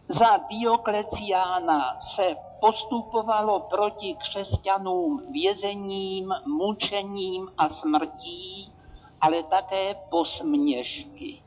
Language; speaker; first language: Czech; native; Czech